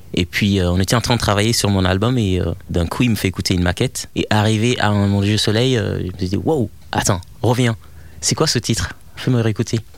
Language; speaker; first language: French; non-native, fluent; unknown